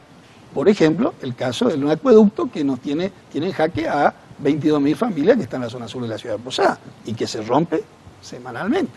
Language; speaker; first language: Spanish; native; Spanish